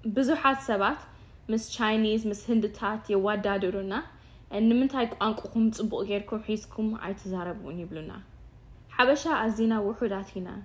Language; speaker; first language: Tigrinya; early bilingual, heritage; Tigrinya